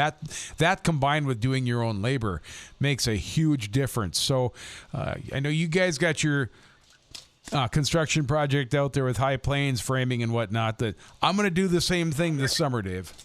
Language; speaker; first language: English; native; English